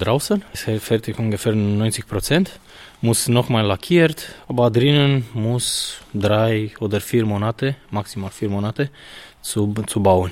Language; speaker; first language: German; non-native, learner; Romanian